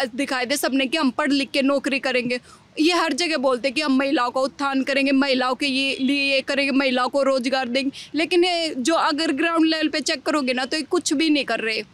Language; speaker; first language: Hindi; native; Hindi